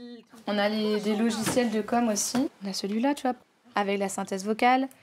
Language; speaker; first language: French; native; French